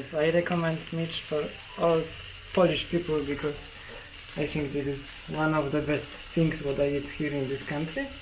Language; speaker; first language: English; non-native, learner; Polish